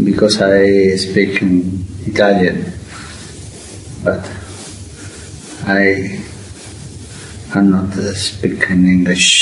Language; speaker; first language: English; non-native, learner; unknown